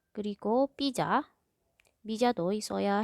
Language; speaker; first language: Korean; non-native, fluent; Indonesian